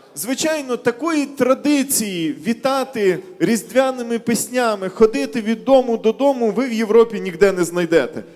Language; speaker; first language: Ukrainian; native; Ukrainian